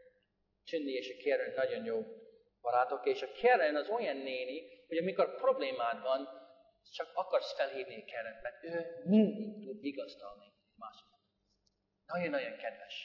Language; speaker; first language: Hungarian; non-native, fluent; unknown